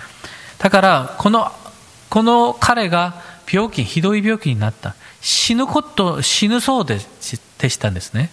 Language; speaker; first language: Japanese; non-native, fluent; Korean